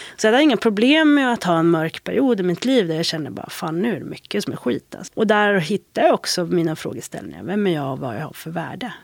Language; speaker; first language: Swedish; native; Swedish